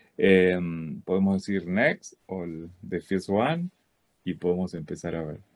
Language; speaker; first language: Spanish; native; Spanish